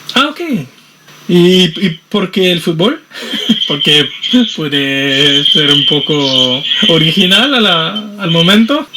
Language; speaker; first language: Spanish; non-native, fluent; French